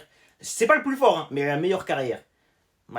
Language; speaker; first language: French; native; French